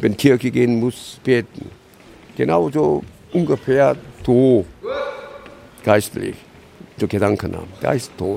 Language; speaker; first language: German; non-native, learner; Korean